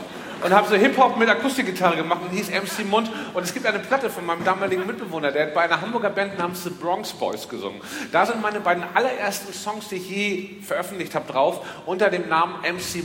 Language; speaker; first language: German; native; German